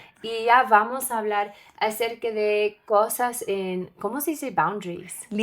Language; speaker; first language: Spanish; non-native, learner; English